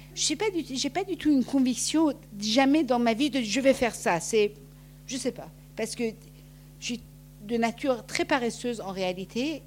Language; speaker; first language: French; non-native, fluent; Persian